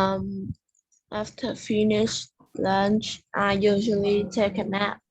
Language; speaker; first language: English; non-native, learner; Vietnamese